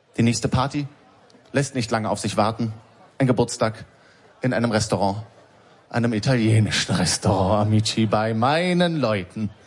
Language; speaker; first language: German; native; German